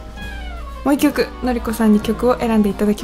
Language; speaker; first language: Japanese; native; Japanese